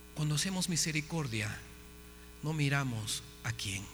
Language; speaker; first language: Spanish; native; Spanish